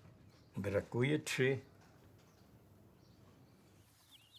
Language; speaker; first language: Polish; early bilingual, heritage; Polish